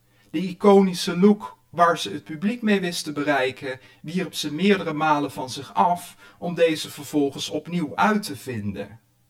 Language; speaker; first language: Dutch; native; Dutch